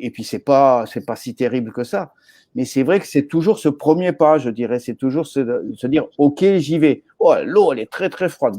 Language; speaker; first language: French; native; French